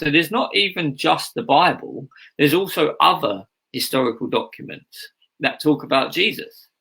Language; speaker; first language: English; native; English